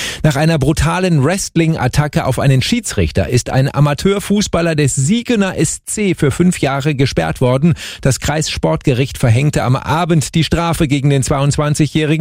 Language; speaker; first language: German; native; German